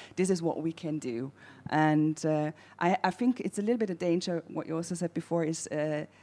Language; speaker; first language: English; non-native, fluent; German